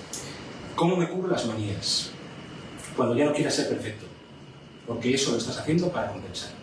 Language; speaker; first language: Spanish; native; Spanish